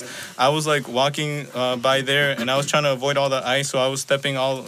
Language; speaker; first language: English; non-native, fluent; Spanish